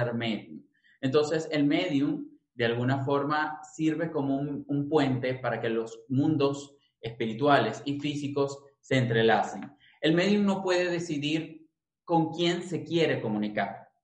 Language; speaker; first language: Spanish; native; Spanish